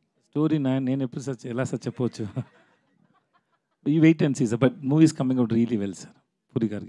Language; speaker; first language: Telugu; non-native, learner; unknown